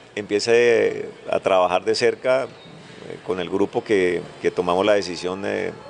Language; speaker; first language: Spanish; native; Spanish